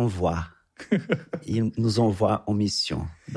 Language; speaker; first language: French; non-native, fluent; Portuguese